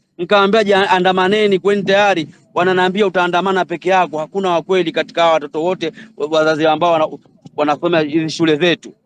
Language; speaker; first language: Swahili; native; Swahili